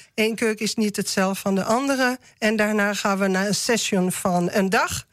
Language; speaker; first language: Dutch; non-native, learner; French